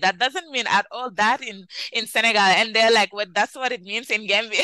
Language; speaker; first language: English; non-native, fluent; Wolof